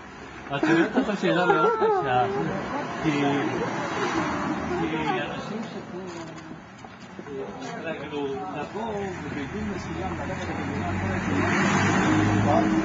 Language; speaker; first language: Hebrew; non-native, fluent; Ladino